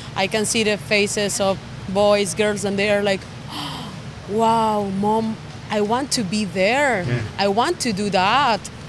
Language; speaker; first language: English; non-native, fluent; Spanish